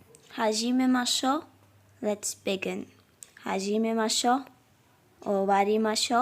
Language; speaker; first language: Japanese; non-native, learner; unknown